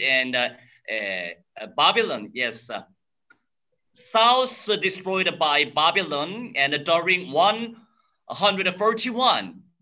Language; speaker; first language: English; non-native, learner; Korean